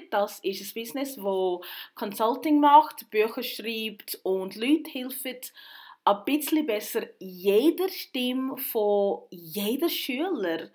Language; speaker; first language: German; early bilingual, heritage; English